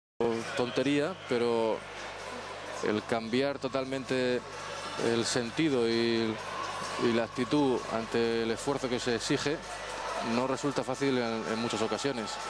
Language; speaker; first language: Spanish; native; Spanish